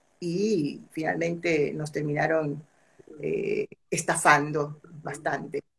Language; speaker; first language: Spanish; native; Spanish